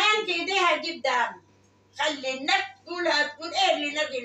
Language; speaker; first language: Arabic; native; Arabic